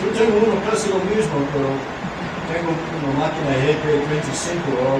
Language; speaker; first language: Spanish; non-native, fluent; English